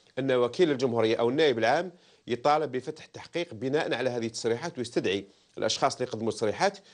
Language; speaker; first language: Arabic; native; Arabic